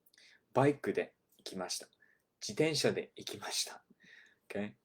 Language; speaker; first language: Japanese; non-native, fluent; English